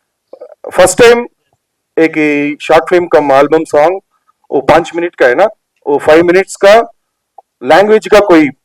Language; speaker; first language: Hindi; non-native, local second language; Telugu